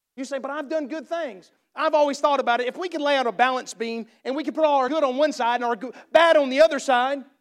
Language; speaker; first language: English; native; English